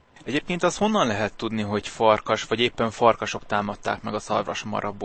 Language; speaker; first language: Hungarian; native; Hungarian